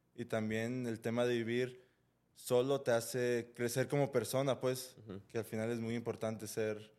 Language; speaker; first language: Spanish; early bilingual, heritage; Spanish